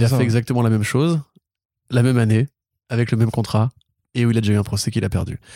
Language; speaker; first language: French; native; French